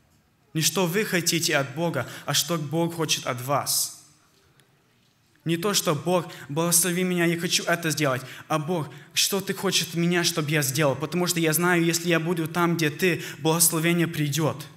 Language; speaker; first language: Russian; early bilingual, heritage; Russian